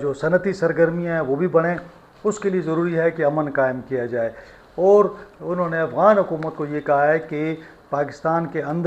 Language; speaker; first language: Urdu; native; Urdu